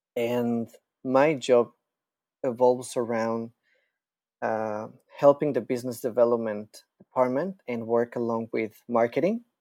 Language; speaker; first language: English; non-native, fluent; Spanish